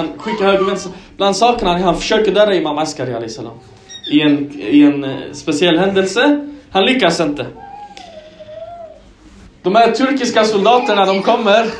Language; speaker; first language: Swedish; early bilingual, other home language; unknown